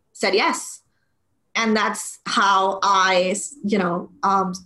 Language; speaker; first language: English; non-native, local second language; Urdu